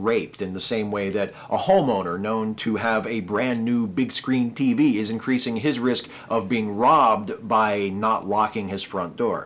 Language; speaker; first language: English; native; English